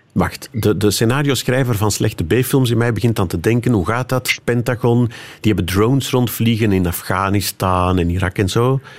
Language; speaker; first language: Dutch; native; Dutch